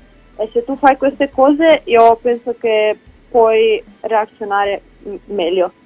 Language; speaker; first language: Italian; non-native, learner; Slovenian